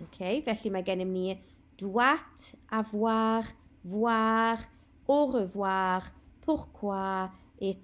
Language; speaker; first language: French; non-native, fluent; Welsh